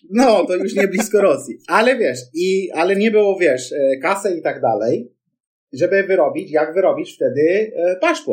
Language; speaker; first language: Polish; non-native, fluent; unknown